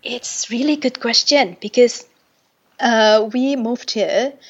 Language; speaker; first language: English; non-native, fluent; Indonesian